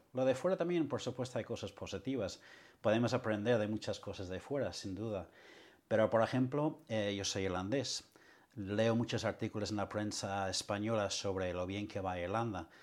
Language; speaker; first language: Spanish; non-native, fluent; English